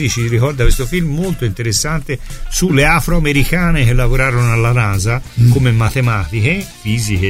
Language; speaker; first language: Italian; native; Italian